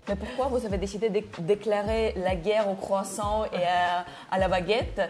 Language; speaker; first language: French; non-native, fluent; Russian